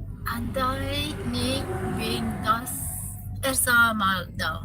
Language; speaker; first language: German; non-native, learner; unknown